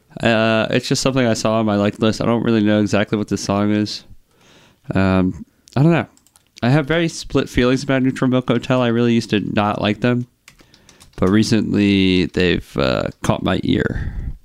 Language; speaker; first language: English; native; English